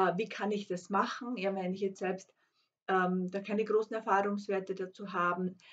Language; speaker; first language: German; non-native, fluent; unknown